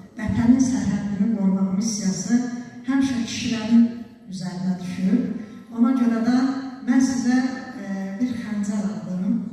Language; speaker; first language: Azerbaijani; native; Azerbaijani